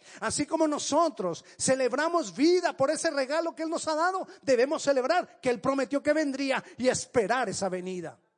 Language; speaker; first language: Spanish; native; Spanish